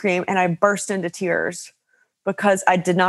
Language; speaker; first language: English; native; English